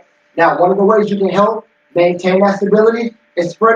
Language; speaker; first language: English; native; English